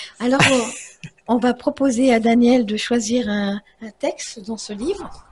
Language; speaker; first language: French; native; French